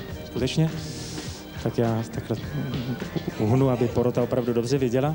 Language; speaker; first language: Czech; native; Czech